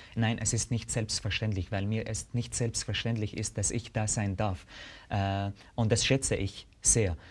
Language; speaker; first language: German; non-native, fluent; Arabic